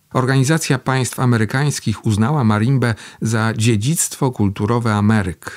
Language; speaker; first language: Polish; native; Polish